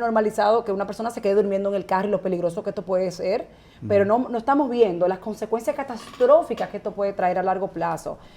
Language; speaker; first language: Spanish; native; Spanish